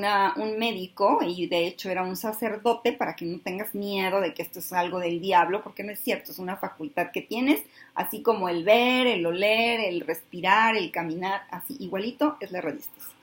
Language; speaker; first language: Spanish; native; Spanish